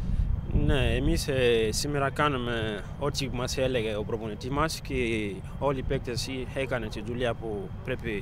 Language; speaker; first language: Greek; non-native, learner; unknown